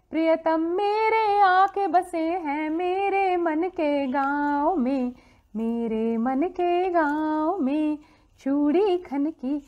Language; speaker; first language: Hindi; native; Hindi